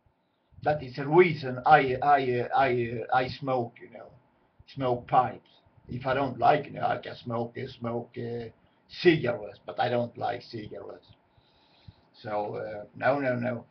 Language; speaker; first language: English; non-native, learner; Swedish